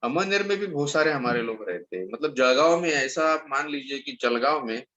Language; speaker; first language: Hindi; non-native, local second language; Marathi